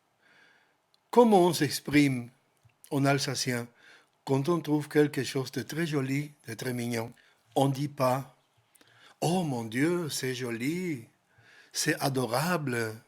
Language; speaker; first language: French; non-native, learner; Spanish